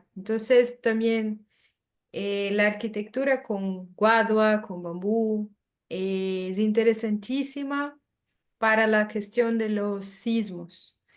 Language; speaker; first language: Spanish; non-native, learner; Portuguese